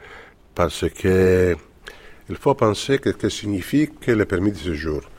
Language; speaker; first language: French; non-native, fluent; Italian